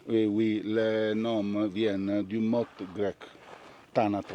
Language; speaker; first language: French; non-native, learner; Italian